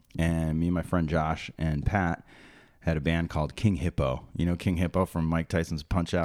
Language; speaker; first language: English; native; English